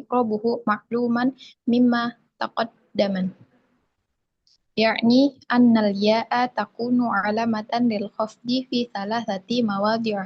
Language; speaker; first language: Arabic; non-native, learner; Indonesian